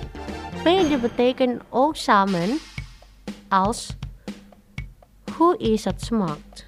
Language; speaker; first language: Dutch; non-native, learner; Indonesian